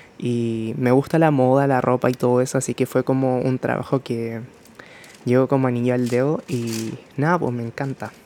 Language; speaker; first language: Spanish; early bilingual, other home language; Japanese